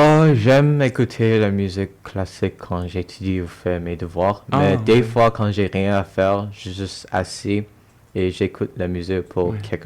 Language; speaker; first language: French; non-native, local second language; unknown